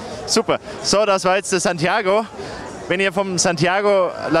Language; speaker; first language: German; native; German